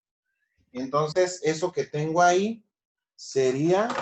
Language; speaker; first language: Spanish; native; Spanish